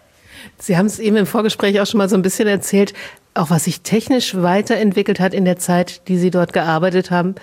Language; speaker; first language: German; native; German